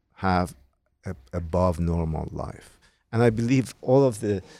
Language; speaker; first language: English; non-native, fluent; Persian